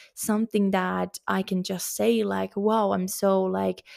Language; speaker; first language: English; non-native, fluent; Finnish